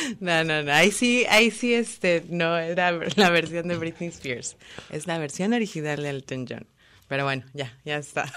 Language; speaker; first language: Spanish; early bilingual, heritage; Spanish